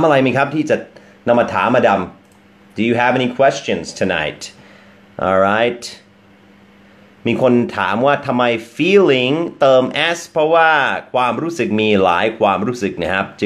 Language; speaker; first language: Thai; non-native, fluent; English